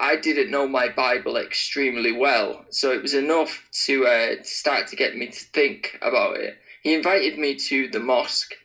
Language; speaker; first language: English; native; English